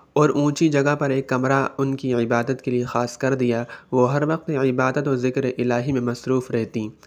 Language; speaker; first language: Urdu; native; Urdu